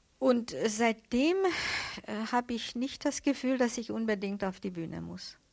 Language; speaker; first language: German; non-native, fluent; Hungarian